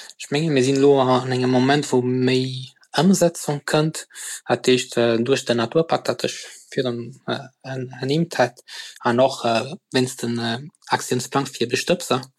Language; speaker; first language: Luxembourgish; non-native, fluent; French